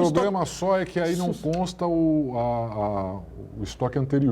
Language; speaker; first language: Portuguese; native; Portuguese